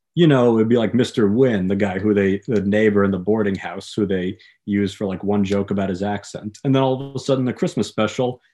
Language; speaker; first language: English; native; English